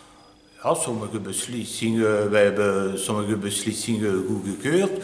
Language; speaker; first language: Dutch; non-native, local second language; French